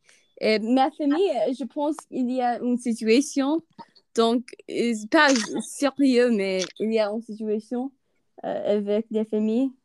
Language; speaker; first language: French; non-native, learner; English